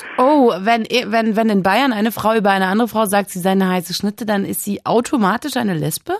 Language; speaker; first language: German; native; German